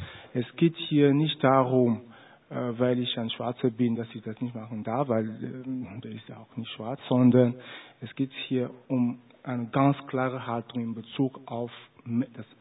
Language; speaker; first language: German; non-native, fluent; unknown